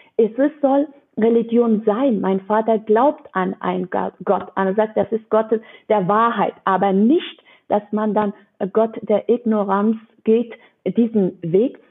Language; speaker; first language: German; non-native, fluent; Persian